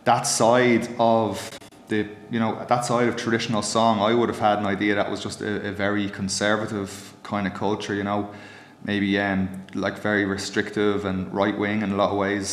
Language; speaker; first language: English; native; English